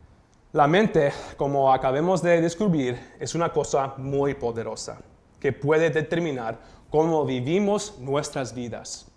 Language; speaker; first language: Spanish; early bilingual, heritage; Spanish